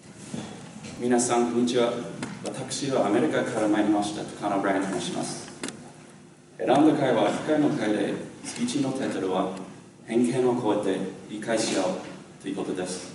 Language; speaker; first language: Japanese; non-native, learner; English